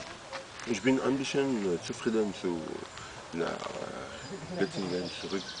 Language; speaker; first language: German; non-native, learner; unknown